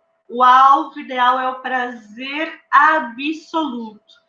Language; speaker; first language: Portuguese; native; Portuguese